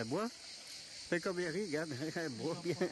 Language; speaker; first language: French; native; French